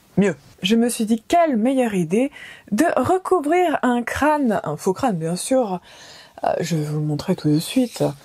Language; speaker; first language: French; early bilingual, other home language; Portuguese